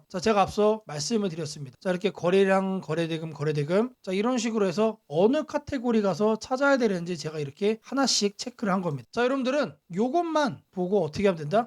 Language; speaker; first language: Korean; native; Korean